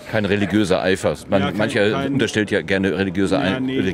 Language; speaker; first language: German; native; German